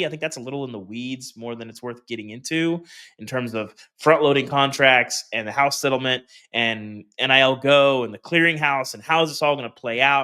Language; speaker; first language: English; native; English